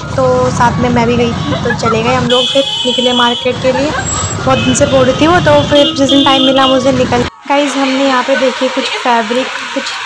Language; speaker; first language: Hindi; native; Hindi